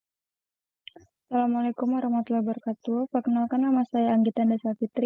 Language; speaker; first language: Indonesian; native; Indonesian